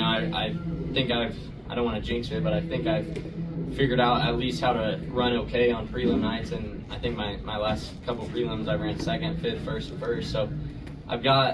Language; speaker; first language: English; native; English